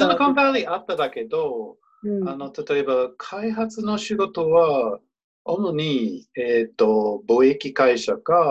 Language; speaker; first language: Japanese; non-native, fluent; English